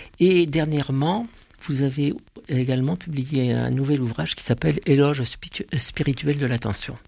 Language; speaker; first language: French; native; French